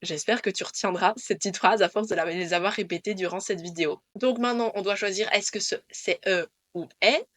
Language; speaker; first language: French; native; French